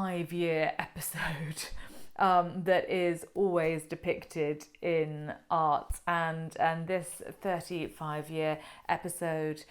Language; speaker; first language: English; native; English